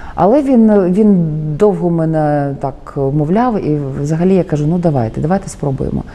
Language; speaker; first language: Ukrainian; native; Ukrainian